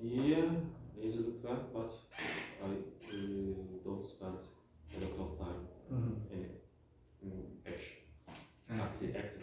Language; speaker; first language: English; non-native, learner; Turkish